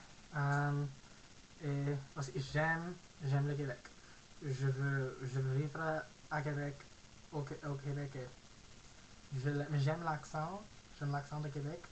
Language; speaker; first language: French; non-native, learner; English